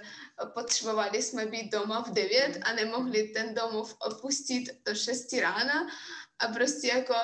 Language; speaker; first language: Czech; non-native, fluent; Russian